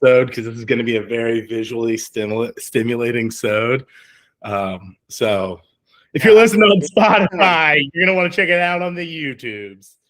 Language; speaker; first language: English; native; English